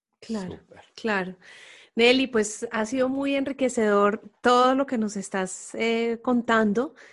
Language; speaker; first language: Spanish; native; Spanish